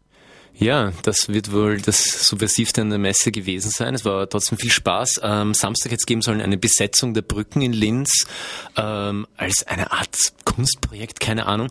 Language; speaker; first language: German; native; German